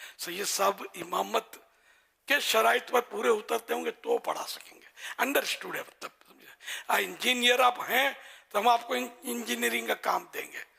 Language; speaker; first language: Urdu; non-native, local second language; Memoni